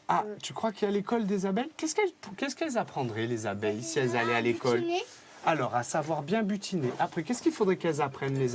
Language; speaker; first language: French; native; French